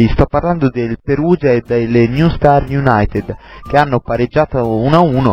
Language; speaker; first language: Italian; native; Italian